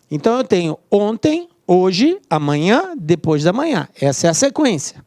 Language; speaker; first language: Portuguese; native; Portuguese